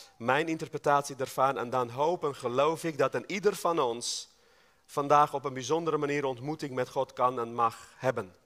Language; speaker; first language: Dutch; non-native, fluent; Armenian